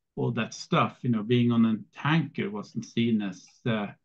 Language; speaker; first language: English; non-native, fluent; Norwegian